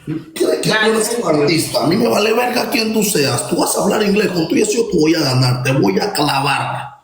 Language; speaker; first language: Spanish; native; Spanish